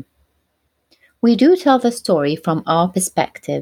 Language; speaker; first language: English; non-native, fluent; Arabic